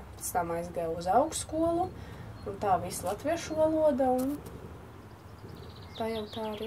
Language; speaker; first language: Latvian; non-native, local second language; Russian